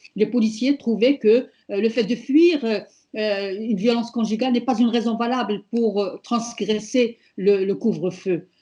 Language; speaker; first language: French; non-native, local second language; Berber languages